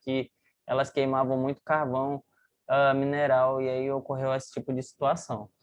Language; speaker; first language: Portuguese; native; Portuguese